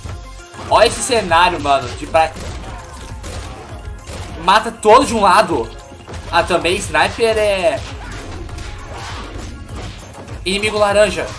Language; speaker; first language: Portuguese; native; Portuguese